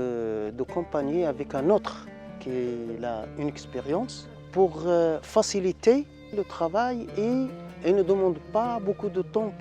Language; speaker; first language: French; non-native, learner; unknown